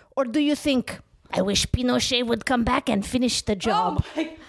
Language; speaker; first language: English; native; English